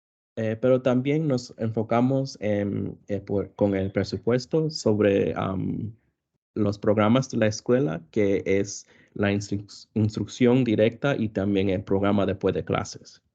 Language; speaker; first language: Spanish; early bilingual, other home language; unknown